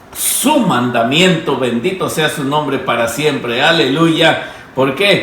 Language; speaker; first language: Spanish; native; Spanish